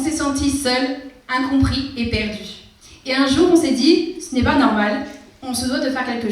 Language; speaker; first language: French; native; French